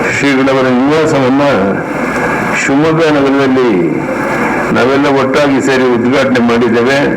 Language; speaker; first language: Kannada; native; Kannada